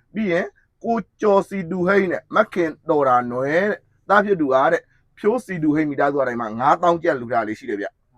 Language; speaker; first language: Burmese; native; Burmese